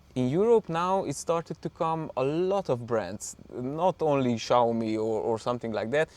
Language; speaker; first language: English; non-native, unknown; Hungarian